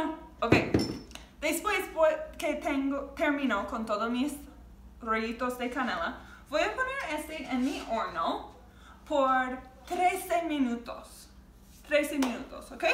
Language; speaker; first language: Spanish; non-native, learner; English